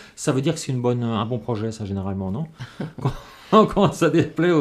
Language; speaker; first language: French; native; French